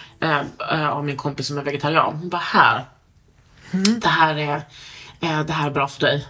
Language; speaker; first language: Swedish; native; Swedish